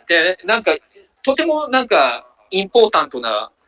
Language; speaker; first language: Japanese; early bilingual, heritage; Japanese